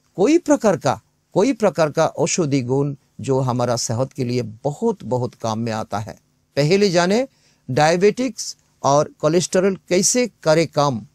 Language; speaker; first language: Hindi; non-native, local second language; Bangla